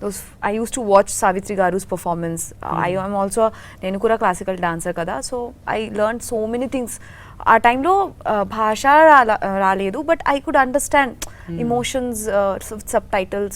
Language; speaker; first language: Telugu; non-native, learner; Bangla